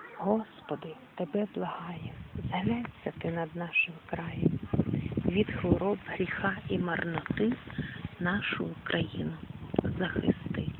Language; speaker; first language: Ukrainian; native; Ukrainian